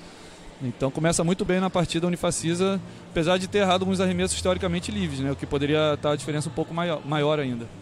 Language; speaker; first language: Portuguese; native; Portuguese